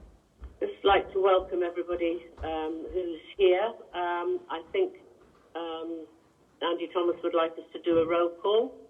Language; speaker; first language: English; native; English